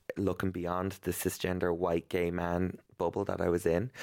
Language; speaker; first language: English; native; English